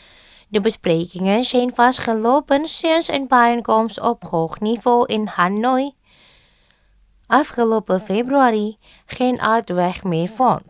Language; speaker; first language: Dutch; non-native, fluent; Indonesian